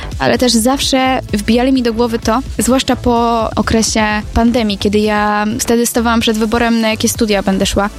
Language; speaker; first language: Polish; native; Polish